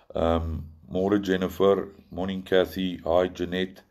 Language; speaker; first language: English; non-native, local second language; Afrikaans